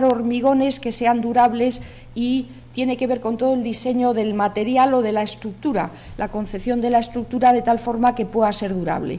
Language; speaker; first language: Spanish; native; Spanish